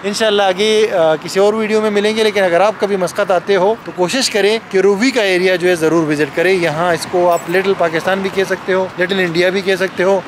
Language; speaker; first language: Urdu; native; Urdu